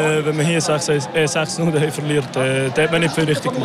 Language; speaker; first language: German; native; German